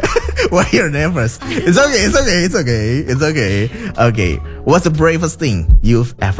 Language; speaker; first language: English; non-native, local second language; Indonesian